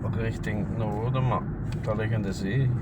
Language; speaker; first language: Dutch; native; Dutch